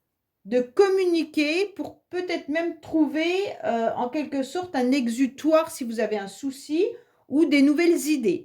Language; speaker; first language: French; native; French